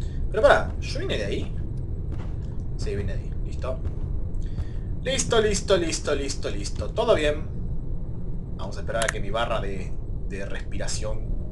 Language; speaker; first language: Spanish; native; Spanish